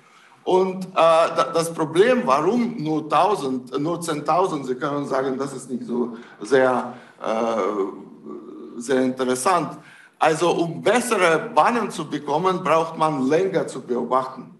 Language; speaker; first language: German; non-native, fluent; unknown